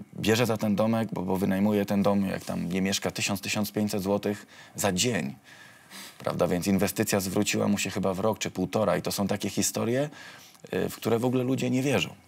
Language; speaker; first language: Polish; native; Polish